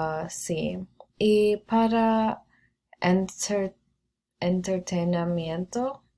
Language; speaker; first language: Spanish; non-native, learner; English